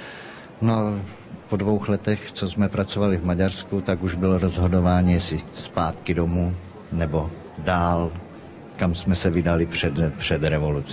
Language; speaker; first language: Czech; early bilingual, heritage; Czech